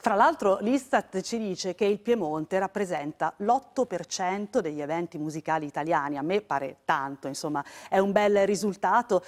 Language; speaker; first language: Italian; native; Italian